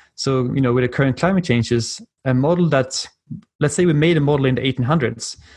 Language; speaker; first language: English; non-native, fluent; Swedish